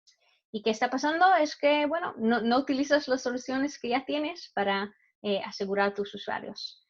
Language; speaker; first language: Spanish; non-native, fluent; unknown